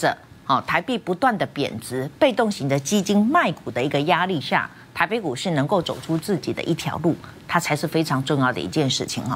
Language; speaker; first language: Chinese; native; Chinese